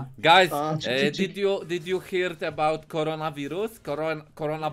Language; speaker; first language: English; non-native, learner; Polish